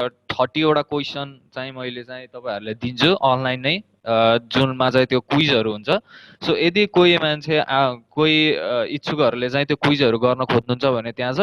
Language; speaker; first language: Nepali; native; Nepali